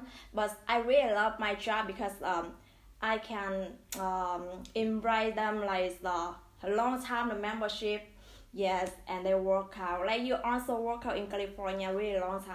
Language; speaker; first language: English; non-native, learner; Vietnamese